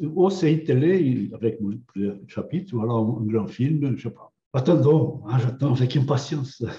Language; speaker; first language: French; non-native, fluent; Portuguese